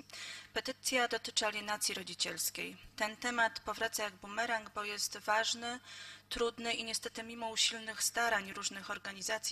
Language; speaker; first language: Polish; native; Polish